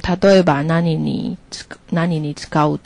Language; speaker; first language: Japanese; non-native, learner; Chinese